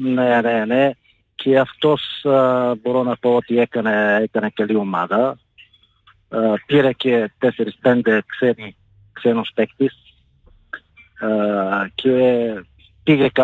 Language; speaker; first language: Greek; non-native, fluent; Bulgarian